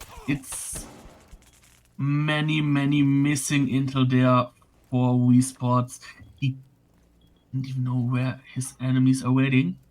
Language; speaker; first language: English; non-native, fluent; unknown